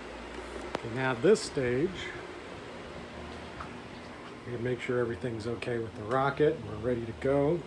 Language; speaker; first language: English; native; English